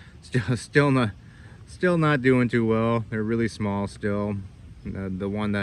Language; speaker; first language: English; native; English